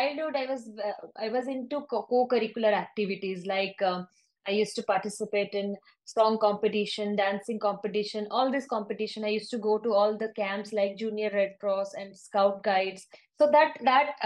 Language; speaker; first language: English; non-native, local second language; Odia